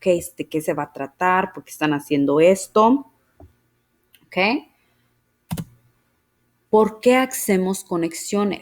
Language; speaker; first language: Spanish; early bilingual, heritage; Spanish